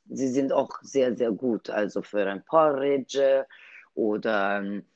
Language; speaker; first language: German; non-native, learner; Italian